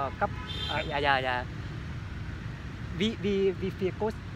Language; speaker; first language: German; non-native, learner; Vietnamese